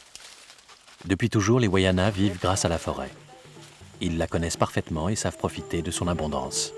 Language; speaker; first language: French; native; French